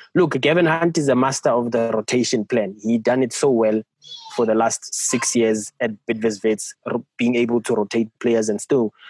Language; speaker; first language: English; non-native, local second language; Southern Sotho